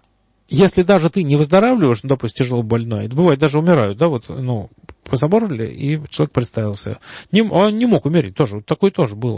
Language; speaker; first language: Russian; native; Russian